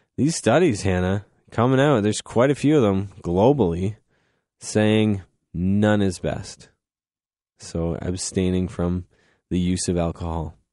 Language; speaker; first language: English; native; English